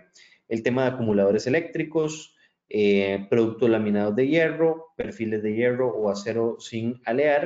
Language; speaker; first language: Spanish; native; Spanish